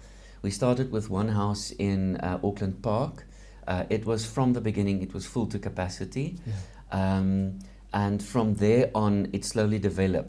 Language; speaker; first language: English; non-native, local second language; Afrikaans